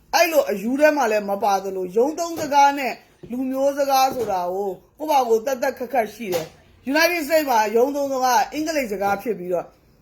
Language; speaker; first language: Burmese; native; Burmese